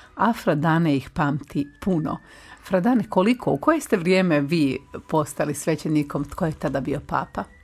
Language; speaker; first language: Croatian; native; Croatian